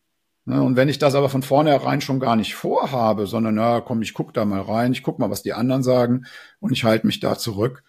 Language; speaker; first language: German; native; German